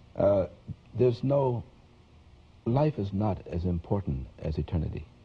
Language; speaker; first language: English; native; English